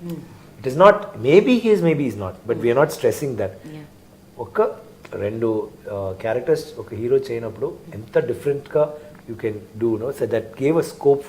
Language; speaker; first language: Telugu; non-native, learner; Tamil